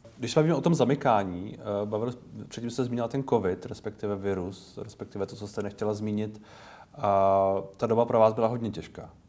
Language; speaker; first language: Czech; native; Czech